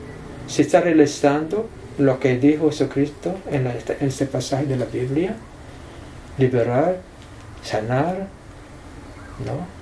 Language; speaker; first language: Spanish; non-native, fluent; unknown